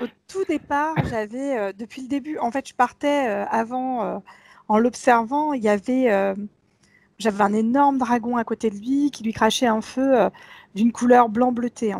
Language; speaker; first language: French; native; French